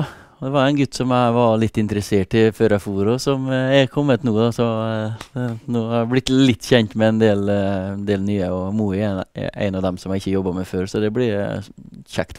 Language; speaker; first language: Norwegian; native; Norwegian